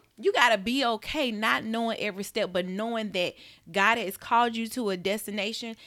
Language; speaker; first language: English; native; English